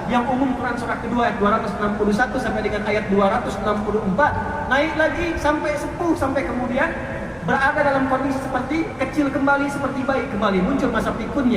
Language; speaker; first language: Indonesian; native; Indonesian